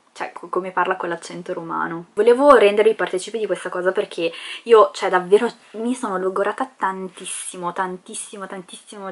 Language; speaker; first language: Italian; early bilingual, other home language; Filipino